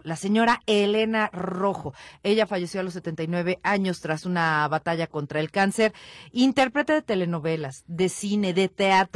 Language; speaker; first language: Spanish; native; Spanish